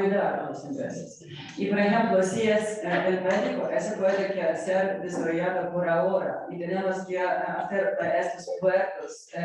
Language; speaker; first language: Spanish; non-native, learner; Ukrainian